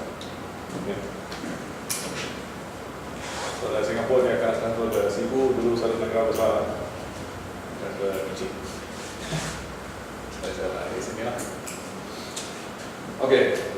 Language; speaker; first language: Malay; non-native, local second language; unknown